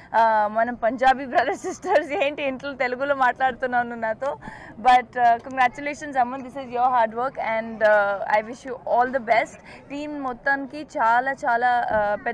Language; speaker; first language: Telugu; non-native, fluent; Punjabi